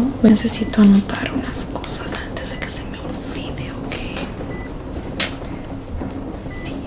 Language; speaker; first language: Spanish; early bilingual, heritage; Spanish